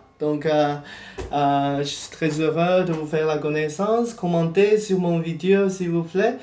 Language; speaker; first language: French; non-native, fluent; Chinese